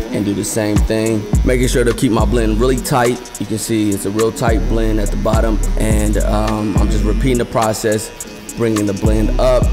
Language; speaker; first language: English; native; English